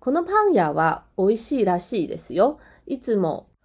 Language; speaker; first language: Japanese; non-native, fluent; Chinese